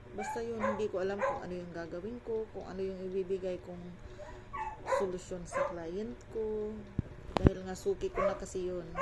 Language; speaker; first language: Filipino; non-native, local second language; Waray